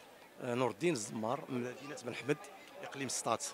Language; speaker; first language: Arabic; native; Arabic